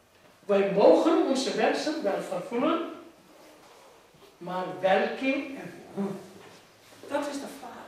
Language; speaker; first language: Dutch; non-native, fluent; Urdu